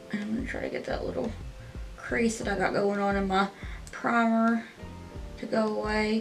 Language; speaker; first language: English; native; English